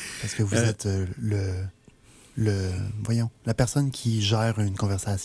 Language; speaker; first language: French; native; French